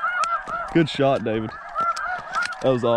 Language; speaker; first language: English; native; English